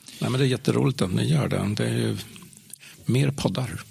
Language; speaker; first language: Swedish; native; Swedish